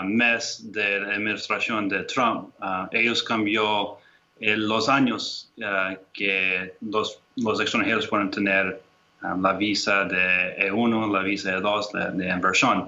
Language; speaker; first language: Spanish; non-native, fluent; English